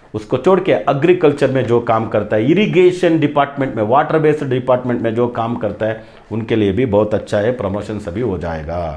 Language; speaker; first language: Hindi; non-native, local second language; Kannada